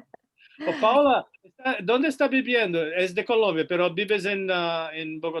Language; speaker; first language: Spanish; non-native, fluent; Portuguese